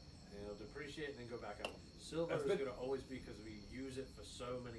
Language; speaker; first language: English; native; English